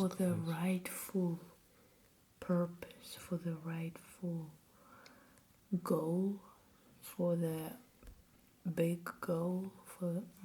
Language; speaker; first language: English; non-native, fluent; Russian